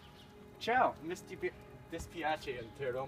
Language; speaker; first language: Italian; non-native, learner; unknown